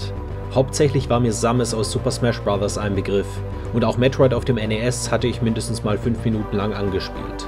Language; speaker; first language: German; native; German